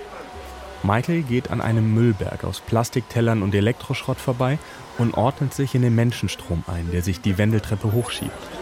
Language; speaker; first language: German; native; German